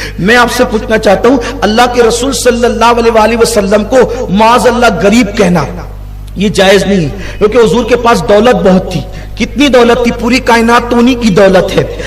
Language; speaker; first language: Urdu; native; Urdu